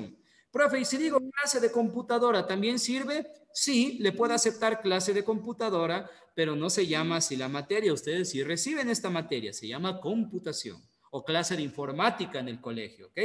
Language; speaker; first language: Spanish; native; Spanish